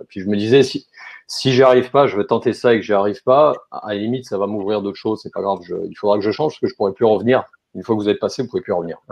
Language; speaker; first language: French; native; French